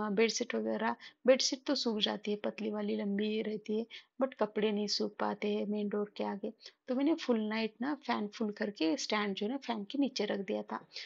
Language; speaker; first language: Hindi; non-native, local second language; Marathi